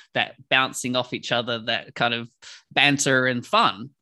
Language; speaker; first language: English; native; English